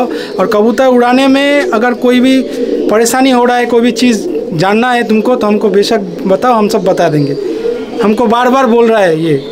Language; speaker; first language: Hindi; non-native, local second language; Bangla